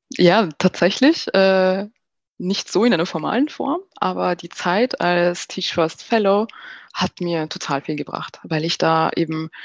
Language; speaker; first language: German; native; German